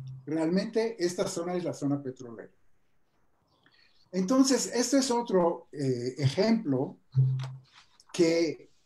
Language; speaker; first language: Spanish; non-native, fluent; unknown